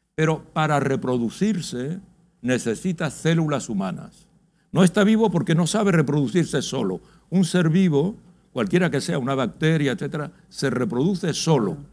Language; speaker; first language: Spanish; early bilingual, heritage; Spanish